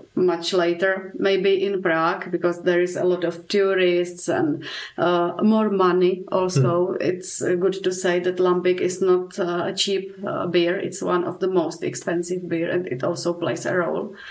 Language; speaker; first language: English; non-native, fluent; Czech